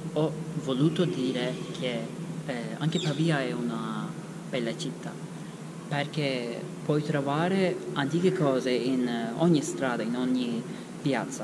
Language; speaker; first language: Italian; non-native, learner; Turkish